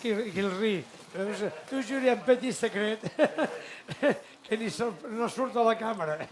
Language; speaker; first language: French; non-native, fluent; Catalan